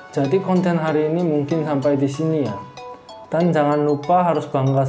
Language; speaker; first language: Indonesian; non-native, fluent; Korean